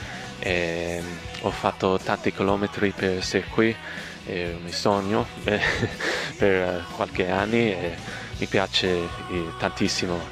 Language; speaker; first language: Italian; early bilingual, heritage; English